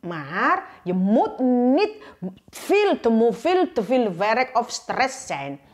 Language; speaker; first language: Dutch; non-native, learner; Indonesian